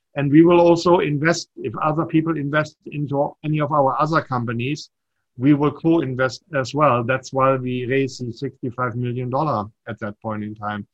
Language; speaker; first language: English; non-native, fluent; German